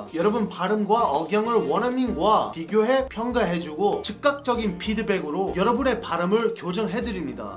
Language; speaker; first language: Korean; non-native, fluent; English